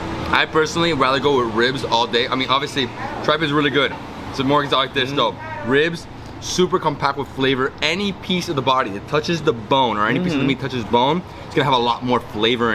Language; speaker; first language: English; native; English